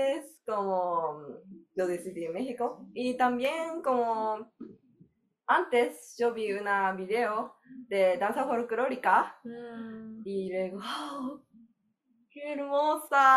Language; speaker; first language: Spanish; non-native, learner; Japanese